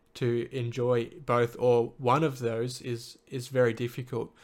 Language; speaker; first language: English; native; English